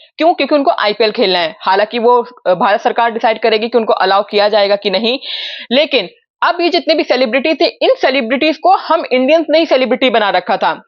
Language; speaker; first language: Hindi; native; Hindi